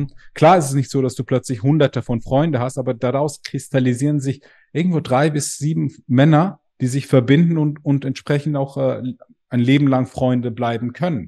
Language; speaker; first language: German; native; German